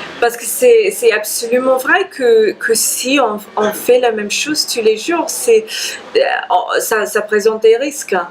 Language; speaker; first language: French; non-native, fluent; English